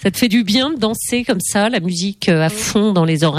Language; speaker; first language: French; native; French